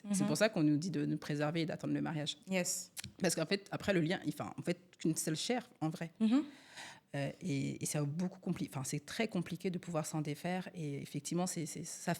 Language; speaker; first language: French; native; French